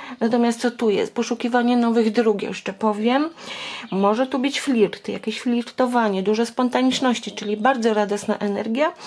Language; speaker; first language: Polish; native; Polish